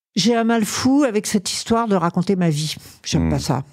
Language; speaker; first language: French; native; French